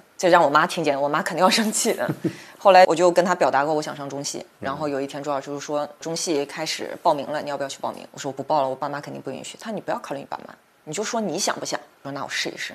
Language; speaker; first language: Chinese; native; Chinese